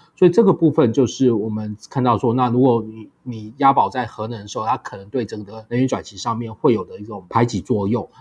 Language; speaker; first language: Chinese; native; Chinese